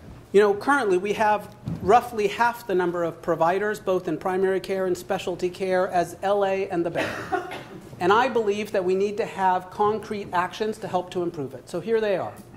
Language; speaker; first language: English; early bilingual, other home language; Spanish